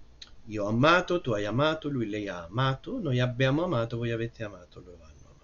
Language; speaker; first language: Italian; non-native, fluent; English